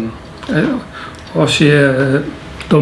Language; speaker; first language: Portuguese; non-native, learner; Icelandic